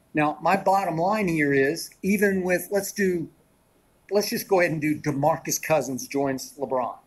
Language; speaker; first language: English; native; English